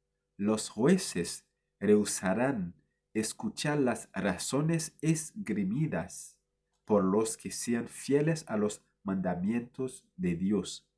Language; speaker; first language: Spanish; non-native, fluent; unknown